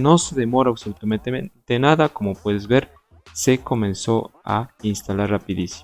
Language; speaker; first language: Spanish; native; Spanish